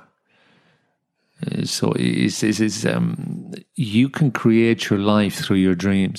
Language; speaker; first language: English; native; English